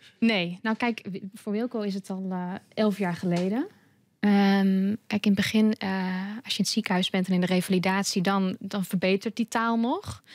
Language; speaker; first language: Dutch; native; Dutch